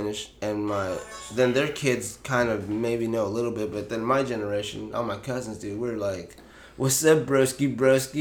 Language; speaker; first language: English; native; English